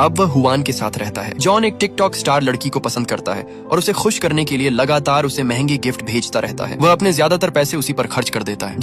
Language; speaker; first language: Hindi; native; Hindi